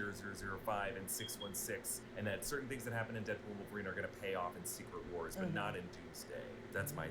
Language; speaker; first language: English; native; English